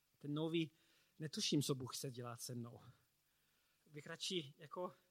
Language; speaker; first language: Czech; non-native, learner; English